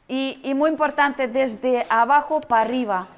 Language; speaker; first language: Spanish; non-native, learner; Russian